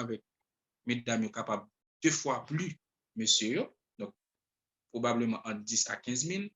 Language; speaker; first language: French; non-native, local second language; Haitian Creole